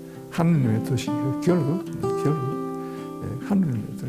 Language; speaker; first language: Korean; non-native, learner; Spanish